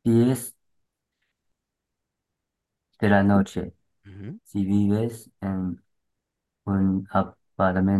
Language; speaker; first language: Spanish; non-native, learner; Chinese